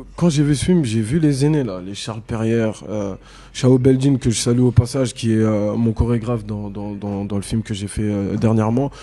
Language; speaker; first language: French; native; French